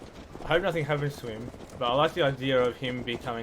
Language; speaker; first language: English; native; English